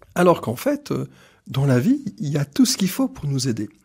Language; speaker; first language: French; native; French